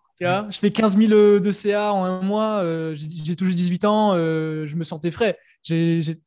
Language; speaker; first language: French; native; French